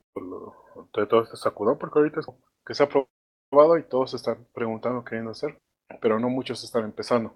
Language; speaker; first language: Spanish; native; Spanish